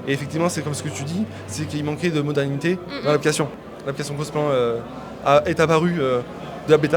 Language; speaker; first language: French; native; French